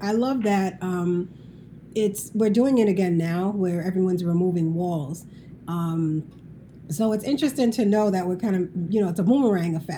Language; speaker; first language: English; native; English